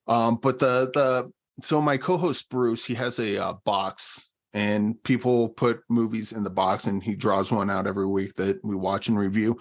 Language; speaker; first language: English; native; English